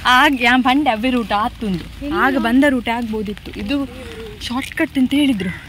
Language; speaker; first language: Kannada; non-native, local second language; Tulu